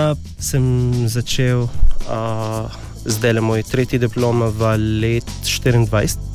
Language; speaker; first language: Slovenian; non-native, learner; Arabic